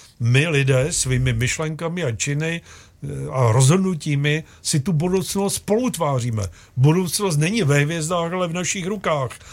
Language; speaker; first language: Czech; native; Czech